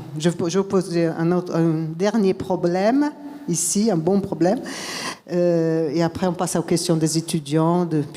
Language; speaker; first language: French; non-native, fluent; Portuguese